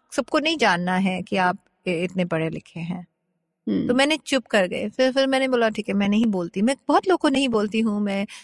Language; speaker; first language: Hindi; non-native, local second language; Bangla